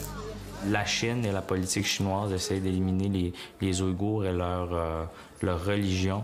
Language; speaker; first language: French; non-native, fluent; Uyghur